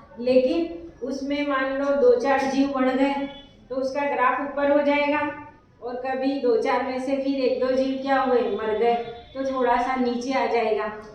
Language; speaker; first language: Hindi; native; Hindi